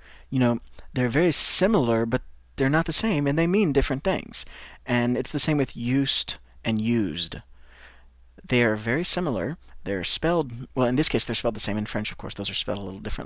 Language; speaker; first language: English; native; English